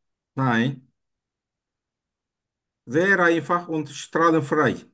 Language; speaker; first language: German; non-native, learner; Turkish